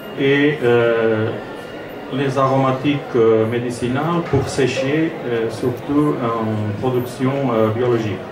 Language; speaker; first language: French; non-native, fluent; Portuguese